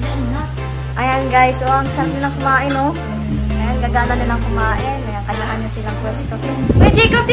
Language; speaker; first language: Filipino; non-native, local second language; Cebuano